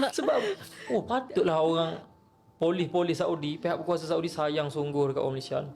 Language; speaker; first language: Malay; native; Malay